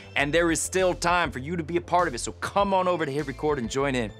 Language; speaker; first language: English; native; English